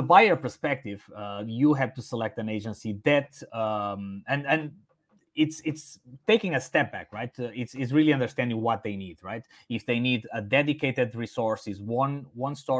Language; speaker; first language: English; non-native, fluent; Portuguese